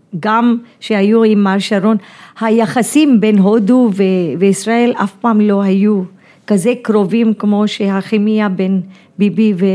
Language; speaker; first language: Hebrew; non-native, fluent; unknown